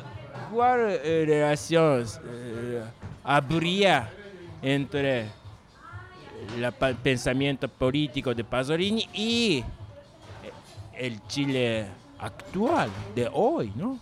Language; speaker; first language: Spanish; non-native, learner; Japanese